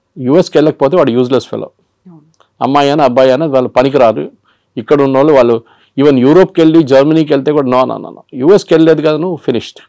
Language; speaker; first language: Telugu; non-native, local second language; Malayalam